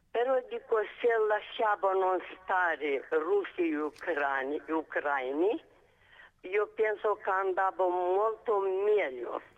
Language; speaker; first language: Italian; non-native, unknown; Romanian